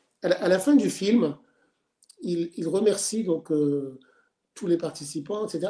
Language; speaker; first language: French; native; French